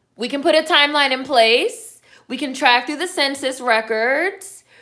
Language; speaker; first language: English; native; English